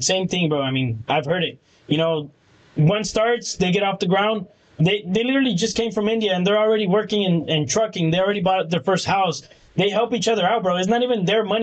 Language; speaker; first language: English; early bilingual, other home language; Spanish